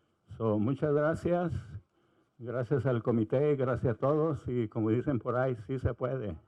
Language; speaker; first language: Spanish; early bilingual, heritage; Spanish